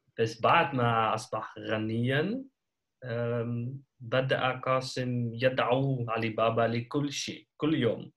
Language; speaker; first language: Arabic; non-native, learner; Dutch